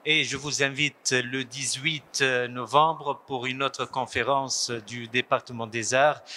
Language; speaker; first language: French; non-native, local second language; Arabic